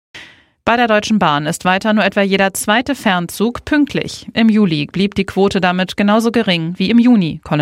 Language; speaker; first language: German; native; German